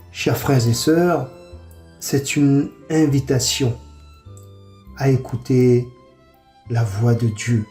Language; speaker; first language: French; native; French